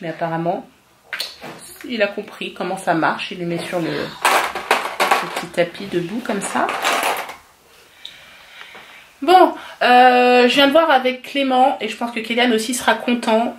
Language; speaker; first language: French; native; French